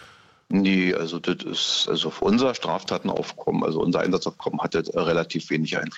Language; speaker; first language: German; native; German